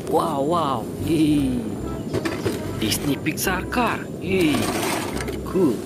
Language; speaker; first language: English; non-native, learner; Indonesian